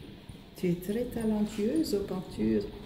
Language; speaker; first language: French; non-native, fluent; Romanian